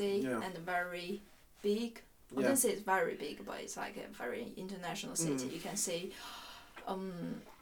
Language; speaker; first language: English; non-native, fluent; Chinese